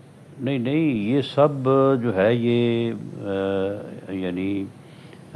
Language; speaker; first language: Urdu; non-native, local second language; Punjabi